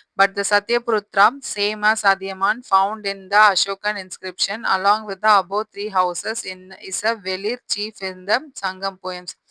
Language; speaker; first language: English; non-native, local second language; Tamil